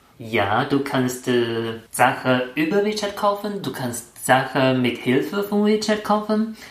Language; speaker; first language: German; non-native, fluent; Chinese